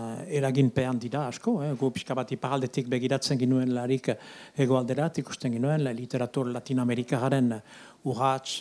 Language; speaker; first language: Basque; native; Basque